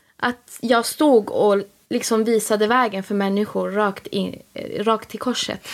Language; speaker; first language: Swedish; native; Swedish